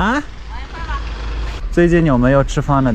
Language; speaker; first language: Chinese; non-native, learner; Turkmen